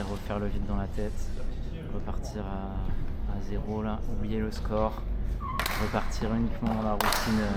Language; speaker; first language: French; native; French